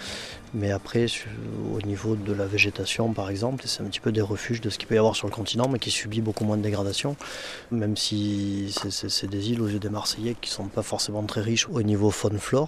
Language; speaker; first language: French; native; French